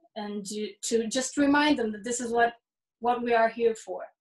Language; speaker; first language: English; early bilingual, heritage; Hebrew